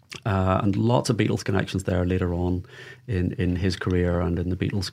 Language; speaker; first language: English; native; English